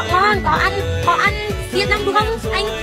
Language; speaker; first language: Vietnamese; non-native, learner; Indonesian